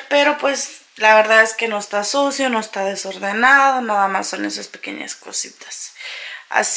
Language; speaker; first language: Spanish; native; Spanish